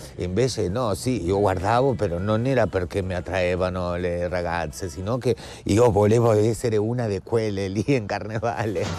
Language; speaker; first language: Italian; non-native, fluent; Spanish